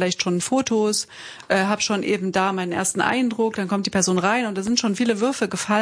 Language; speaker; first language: German; native; German